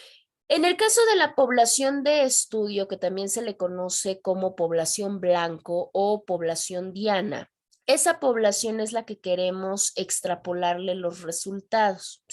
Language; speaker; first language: Spanish; native; Spanish